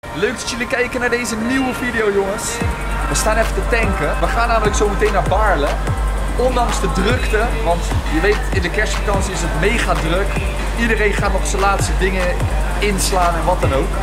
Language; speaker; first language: Dutch; native; Dutch